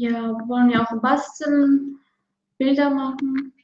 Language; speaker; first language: German; non-native, learner; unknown